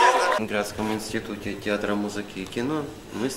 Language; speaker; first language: Russian; native; Russian